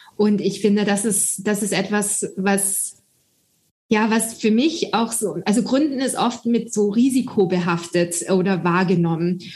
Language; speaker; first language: German; early bilingual, other home language; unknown